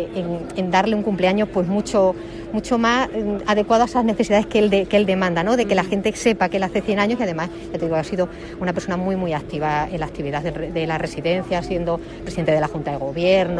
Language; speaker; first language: Spanish; native; Spanish